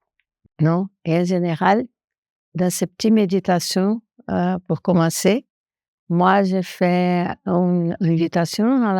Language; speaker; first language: French; non-native, fluent; Portuguese